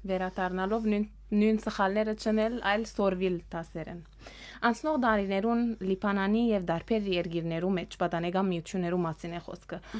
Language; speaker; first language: Armenian; early bilingual, heritage; Armenian